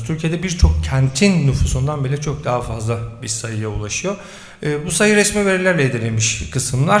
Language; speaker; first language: Turkish; native; Turkish